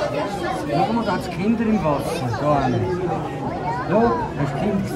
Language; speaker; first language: German; non-native, learner; Dutch